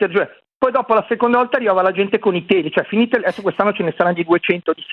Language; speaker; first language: Italian; native; Italian